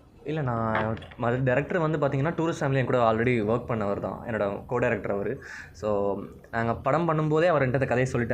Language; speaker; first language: Tamil; native; Tamil